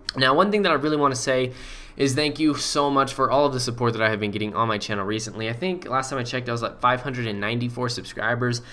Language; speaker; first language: English; native; English